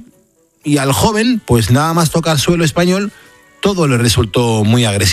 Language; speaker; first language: Spanish; native; Spanish